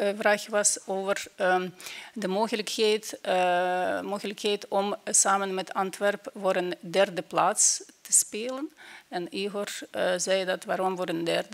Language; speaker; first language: Dutch; non-native, fluent; Ukrainian